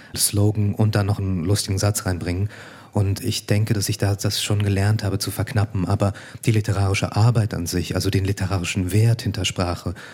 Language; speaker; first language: German; native; German